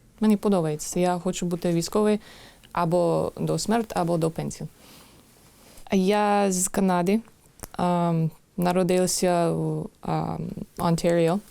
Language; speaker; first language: Ukrainian; non-native, learner; English